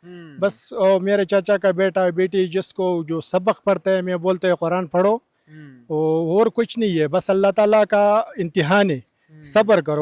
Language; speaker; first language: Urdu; non-native, local second language; Pashto